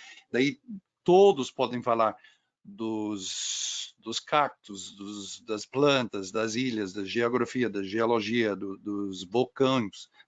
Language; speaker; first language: Portuguese; non-native, fluent; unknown